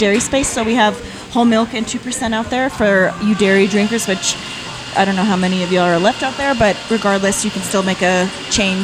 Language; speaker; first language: English; native; English